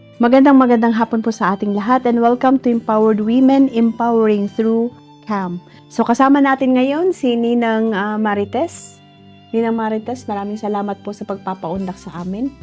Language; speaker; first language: Filipino; native; Filipino